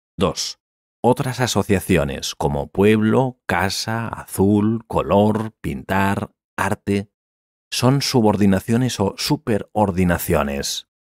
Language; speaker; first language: Spanish; native; Spanish